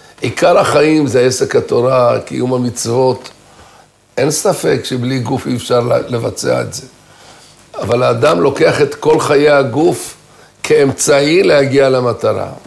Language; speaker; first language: Hebrew; native; Hebrew